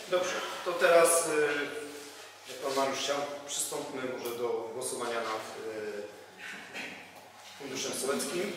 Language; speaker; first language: Polish; native; Polish